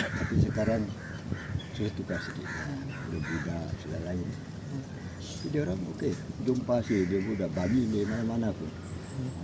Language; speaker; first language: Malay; non-native, local second language; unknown